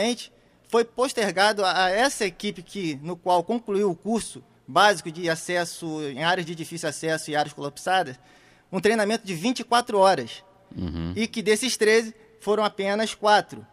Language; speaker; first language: Portuguese; native; Portuguese